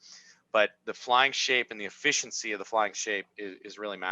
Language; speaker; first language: English; native; English